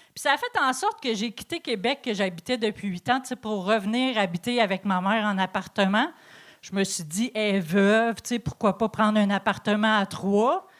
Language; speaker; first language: French; native; French